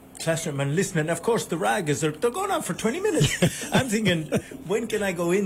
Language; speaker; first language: English; native; English